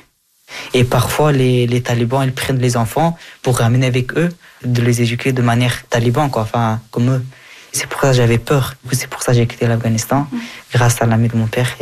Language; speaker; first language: French; non-native, fluent; Persian